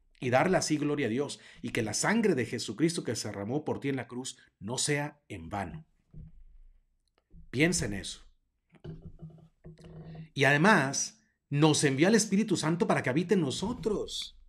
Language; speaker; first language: Spanish; native; Spanish